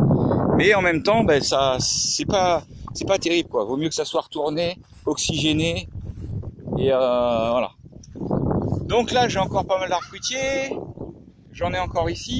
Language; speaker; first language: French; native; French